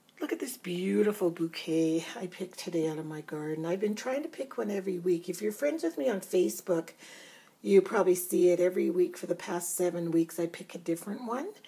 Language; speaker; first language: English; native; English